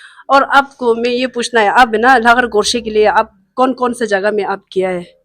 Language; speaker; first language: Hindi; non-native, local second language; Tibetan